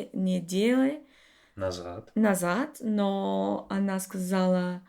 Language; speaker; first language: Russian; non-native, learner; English